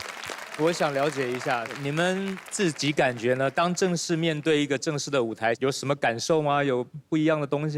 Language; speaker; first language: Chinese; native; Chinese